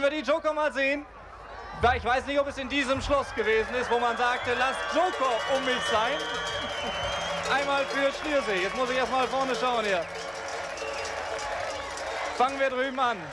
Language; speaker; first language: German; native; German